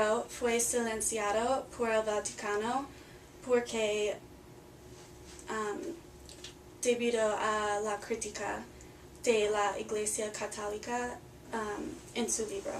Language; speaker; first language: Spanish; non-native, learner; English